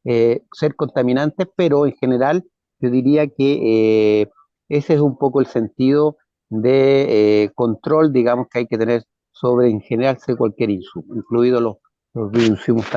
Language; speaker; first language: Spanish; native; Spanish